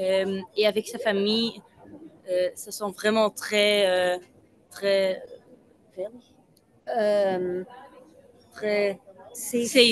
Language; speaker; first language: French; non-native, local second language; Dutch